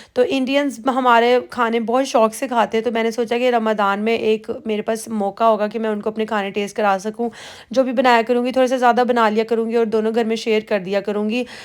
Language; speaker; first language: Urdu; native; Urdu